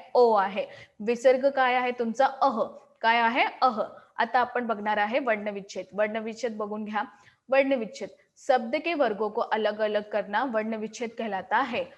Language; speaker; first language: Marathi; non-native, local second language; Hindi